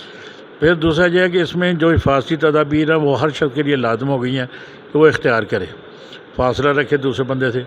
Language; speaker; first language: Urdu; non-native, local second language; Punjabi